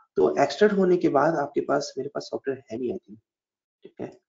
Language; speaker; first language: Hindi; native; Hindi